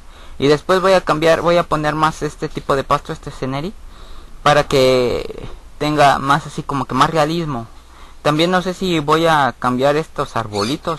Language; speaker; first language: Spanish; native; Spanish